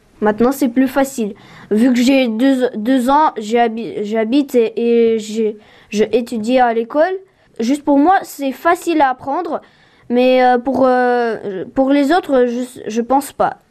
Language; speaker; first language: French; early bilingual, other home language; Ukrainian